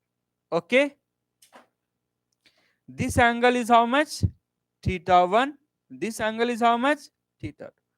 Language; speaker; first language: English; non-native, local second language; Hindi